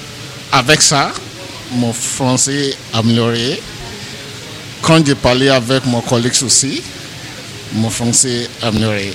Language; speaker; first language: French; non-native, learner; English